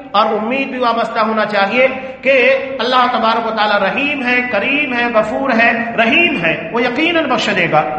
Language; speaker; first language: Urdu; native; Urdu